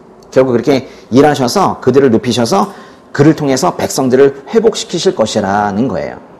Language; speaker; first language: Korean; native; Korean